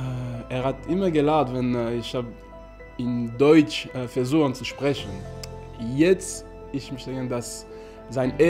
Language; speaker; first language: German; non-native, learner; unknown